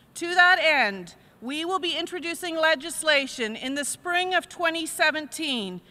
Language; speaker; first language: English; native; English